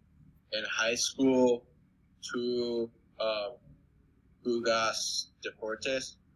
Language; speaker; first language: Spanish; non-native, learner; English